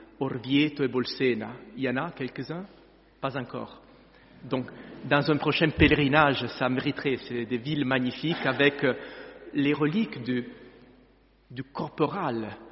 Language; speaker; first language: French; non-native, fluent; Italian